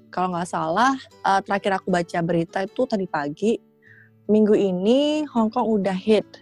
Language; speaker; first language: Indonesian; native; Indonesian